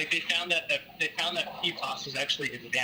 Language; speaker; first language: English; native; English